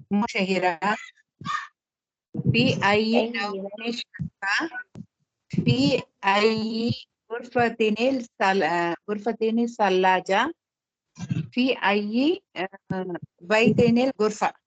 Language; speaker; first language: Arabic; non-native, learner; Tamil